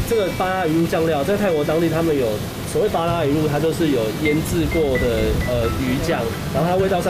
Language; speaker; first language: Chinese; native; Chinese